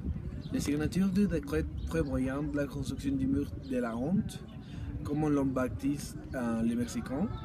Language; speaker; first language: French; non-native, learner; Spanish